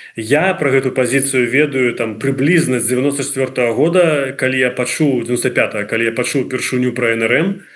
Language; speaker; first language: Belarusian; non-native, local second language; Russian